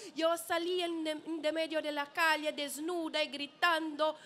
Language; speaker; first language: Spanish; non-native, learner; Portuguese